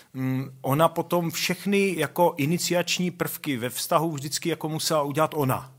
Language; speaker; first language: Czech; native; Czech